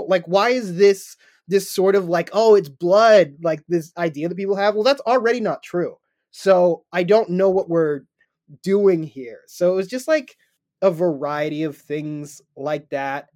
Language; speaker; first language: English; native; English